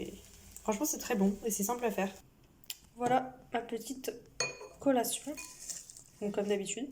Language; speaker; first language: French; native; French